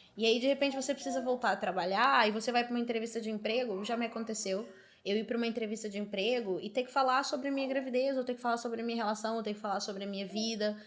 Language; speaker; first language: Portuguese; native; Portuguese